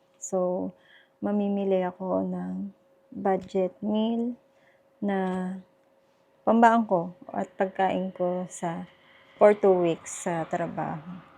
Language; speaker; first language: Filipino; native; Filipino